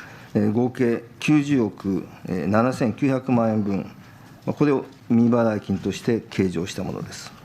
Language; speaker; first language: Japanese; native; Japanese